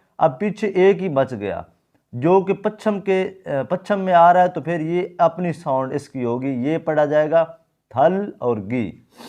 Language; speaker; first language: Urdu; non-native, local second language; Saraiki